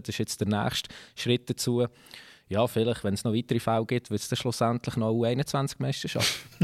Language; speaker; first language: German; native; German